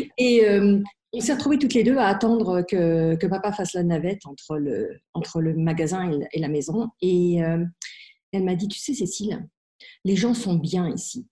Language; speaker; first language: French; native; French